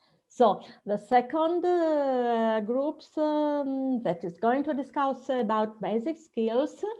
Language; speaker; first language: English; non-native, fluent; Italian